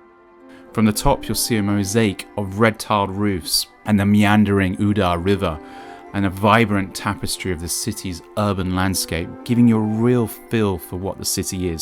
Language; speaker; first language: English; native; English